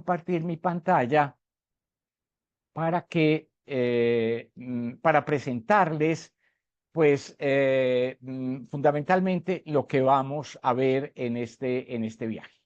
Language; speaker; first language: Spanish; native; Spanish